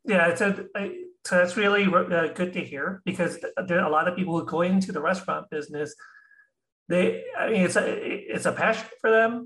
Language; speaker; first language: English; non-native, local second language; Filipino